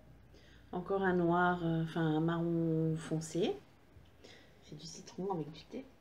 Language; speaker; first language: French; native; French